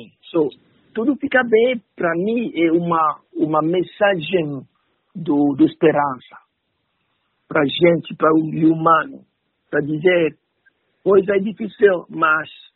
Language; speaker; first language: Portuguese; non-native, learner; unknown